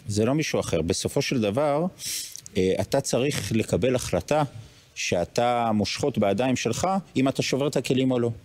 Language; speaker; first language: Hebrew; native; Hebrew